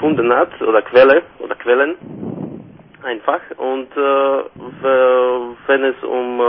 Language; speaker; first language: German; non-native, fluent; Slovak